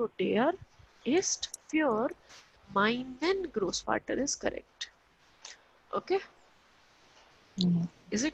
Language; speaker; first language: German; non-native, fluent; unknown